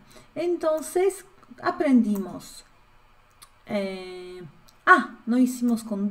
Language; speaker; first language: Spanish; non-native, fluent; Polish